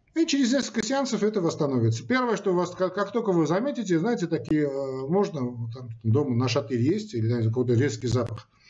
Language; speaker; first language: Russian; non-native, local second language; Armenian